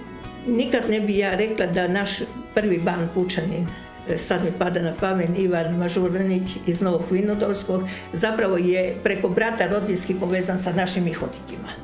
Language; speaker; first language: Croatian; native; Croatian